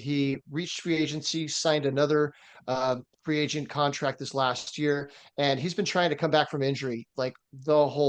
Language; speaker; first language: English; native; English